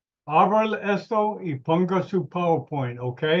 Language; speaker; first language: Spanish; non-native, learner; English